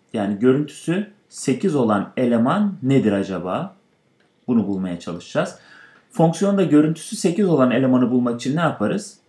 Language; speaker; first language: Turkish; native; Turkish